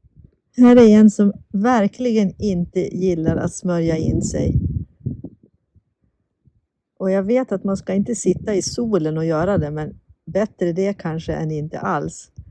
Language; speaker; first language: Swedish; native; Swedish